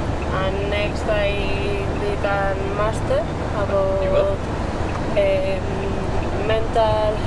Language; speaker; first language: English; non-native, learner; Spanish